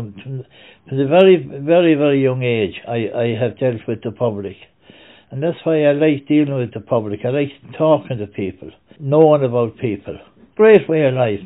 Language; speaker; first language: English; native; English